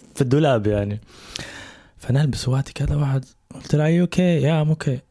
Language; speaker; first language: Arabic; native; Arabic